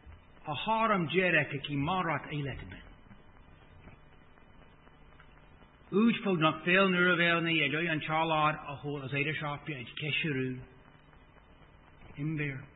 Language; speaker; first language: Hungarian; non-native, fluent; English